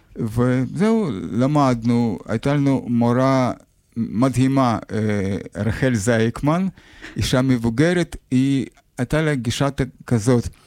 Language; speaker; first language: Hebrew; non-native, fluent; Russian